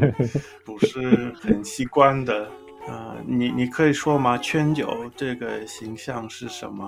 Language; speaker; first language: Chinese; non-native, fluent; English